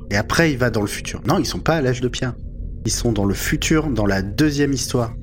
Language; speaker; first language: French; native; French